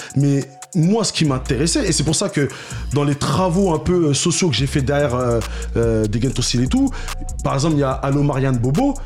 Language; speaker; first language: French; native; French